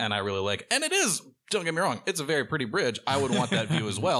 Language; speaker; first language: English; native; English